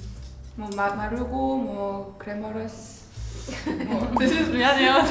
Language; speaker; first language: Korean; non-native, fluent; French